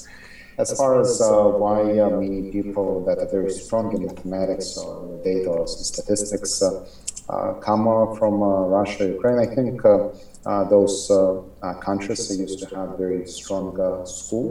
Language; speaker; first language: English; non-native, fluent; Ukrainian